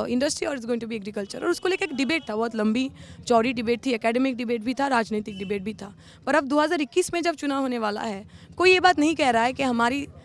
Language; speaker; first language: Hindi; non-native, local second language; Bangla